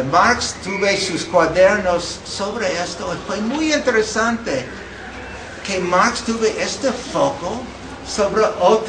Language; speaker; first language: Spanish; non-native, fluent; English